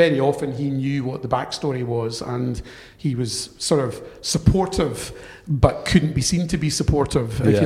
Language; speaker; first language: English; native; English